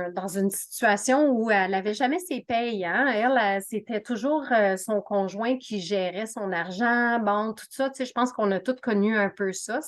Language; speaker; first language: French; native; French